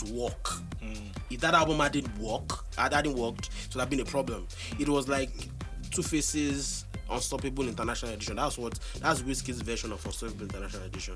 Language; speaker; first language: English; non-native, local second language; Yoruba